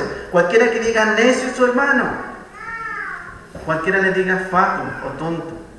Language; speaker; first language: Spanish; native; Spanish